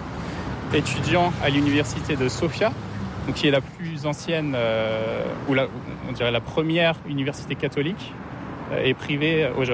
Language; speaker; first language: French; native; French